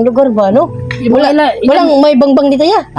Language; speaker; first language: Filipino; non-native, local second language; Cebuano